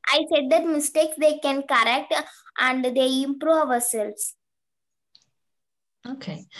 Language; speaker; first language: English; non-native, learner; Tamil